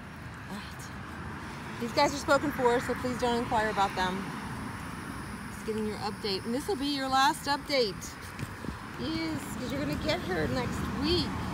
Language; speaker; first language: English; native; English